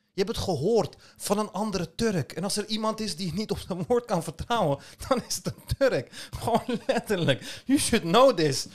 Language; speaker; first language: Dutch; early bilingual, other home language; Turkish